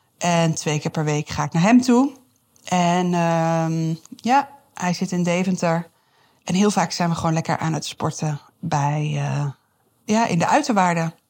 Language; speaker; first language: Dutch; native; Dutch